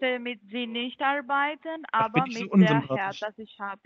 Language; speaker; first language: German; non-native, learner; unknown